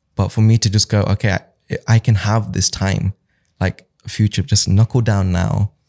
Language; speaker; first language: English; early bilingual, other home language; Hindi